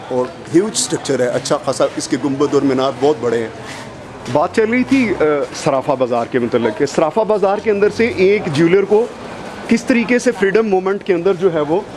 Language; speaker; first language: Urdu; non-native, local second language; Punjabi